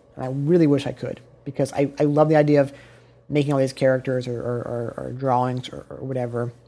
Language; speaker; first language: English; native; English